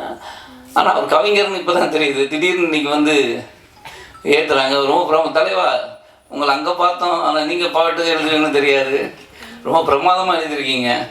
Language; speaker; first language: Tamil; native; Tamil